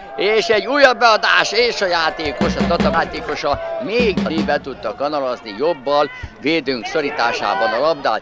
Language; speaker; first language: Hungarian; native; Hungarian